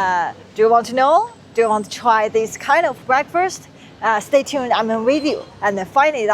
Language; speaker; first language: English; non-native, fluent; Chinese